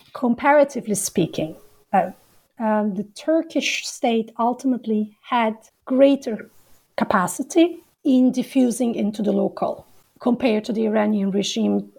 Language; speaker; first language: English; non-native, fluent; Turkish